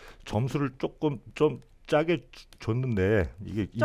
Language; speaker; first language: Korean; native; Korean